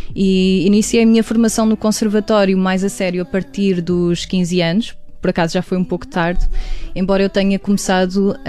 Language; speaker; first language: Portuguese; native; Portuguese